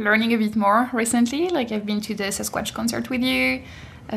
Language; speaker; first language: English; non-native, fluent; French